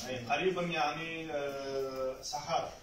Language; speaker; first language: Russian; non-native, fluent; Arabic